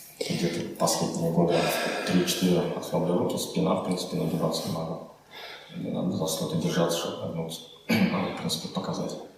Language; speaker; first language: Russian; native; Russian